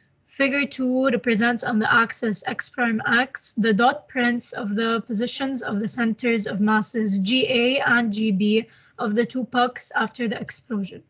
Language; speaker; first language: English; non-native, local second language; Arabic